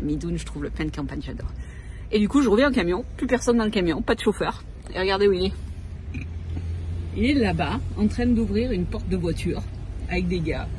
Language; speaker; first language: French; native; French